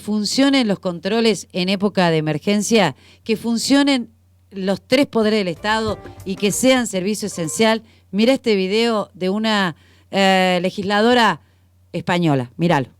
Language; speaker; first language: Spanish; native; Spanish